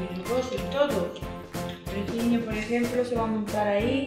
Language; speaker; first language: Spanish; native; Spanish